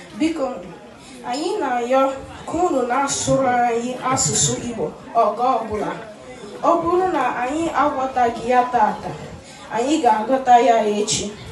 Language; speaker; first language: Igbo; early bilingual, heritage; Igbo